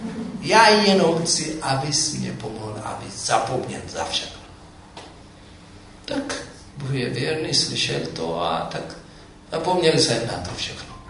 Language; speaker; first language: Czech; non-native, fluent; Amharic